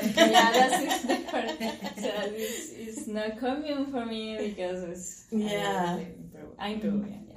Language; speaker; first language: English; non-native, learner; Spanish